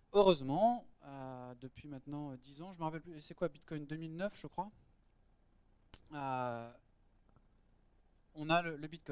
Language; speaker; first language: French; native; French